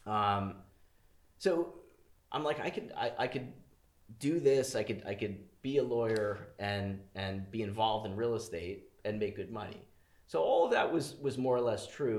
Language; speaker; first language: English; native; English